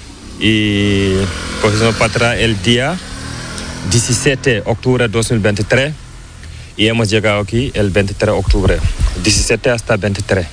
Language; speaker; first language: Spanish; non-native, learner; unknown